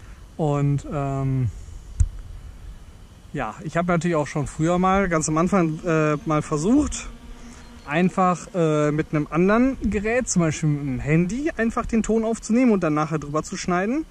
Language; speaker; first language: German; native; German